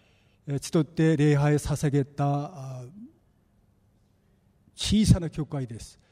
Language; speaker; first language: Japanese; non-native, fluent; Korean